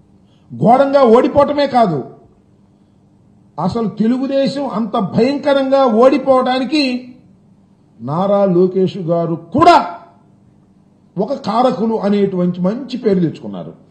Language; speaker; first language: Telugu; native; Telugu